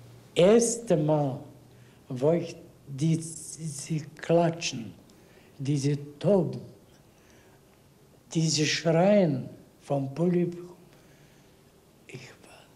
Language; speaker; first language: German; non-native, learner; Bulgarian